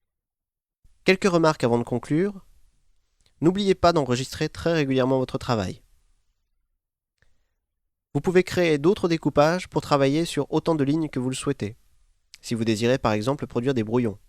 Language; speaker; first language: French; native; French